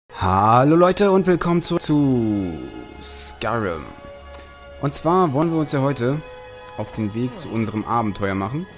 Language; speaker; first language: German; native; German